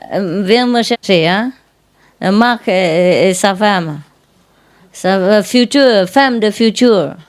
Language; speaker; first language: French; non-native, learner; Vietnamese